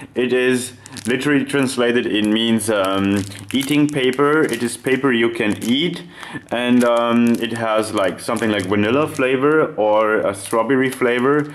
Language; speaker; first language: English; non-native, fluent; German